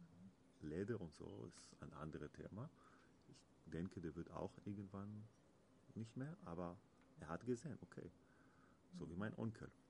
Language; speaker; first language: German; non-native, learner; Hebrew